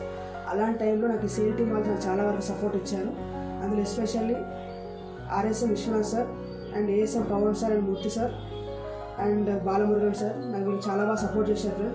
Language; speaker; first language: Telugu; native; Telugu